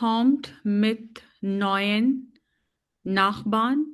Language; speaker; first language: German; non-native, learner; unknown